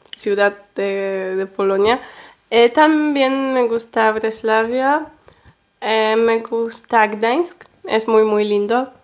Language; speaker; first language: Spanish; non-native, learner; Polish